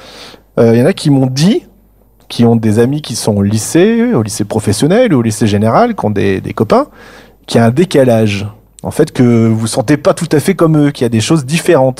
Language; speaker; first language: French; native; French